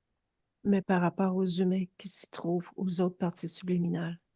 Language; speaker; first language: French; native; French